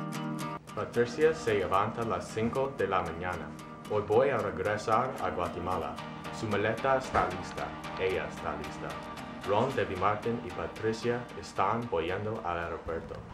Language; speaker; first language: Spanish; non-native, learner; English